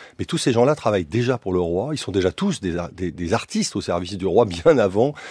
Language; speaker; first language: French; native; French